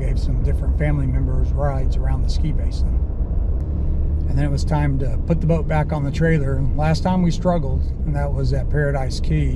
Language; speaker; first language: English; native; English